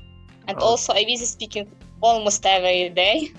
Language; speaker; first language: English; non-native, learner; Ukrainian